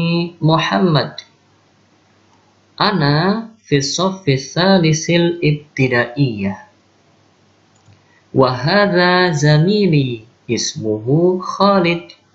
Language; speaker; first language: Arabic; non-native, fluent; Indonesian